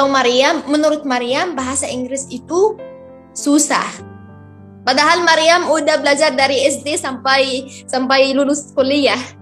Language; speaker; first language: Indonesian; non-native, fluent; Arabic